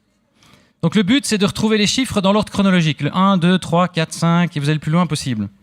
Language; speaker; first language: French; native; French